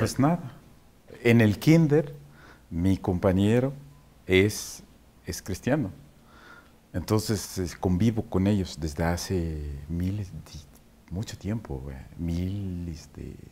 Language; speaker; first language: Spanish; non-native, fluent; Arabic